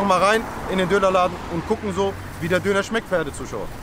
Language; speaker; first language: German; native; German